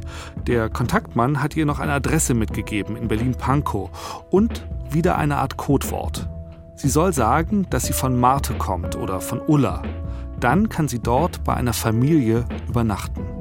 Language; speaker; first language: German; native; German